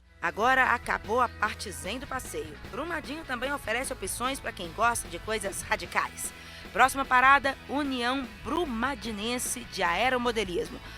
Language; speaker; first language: Portuguese; native; Portuguese